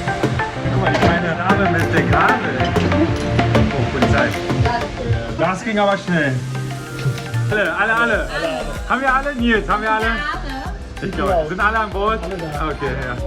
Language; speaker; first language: German; native; German